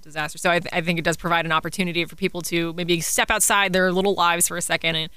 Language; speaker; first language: English; native; English